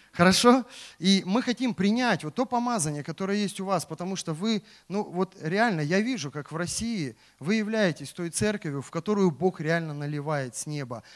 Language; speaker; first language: Russian; native; Russian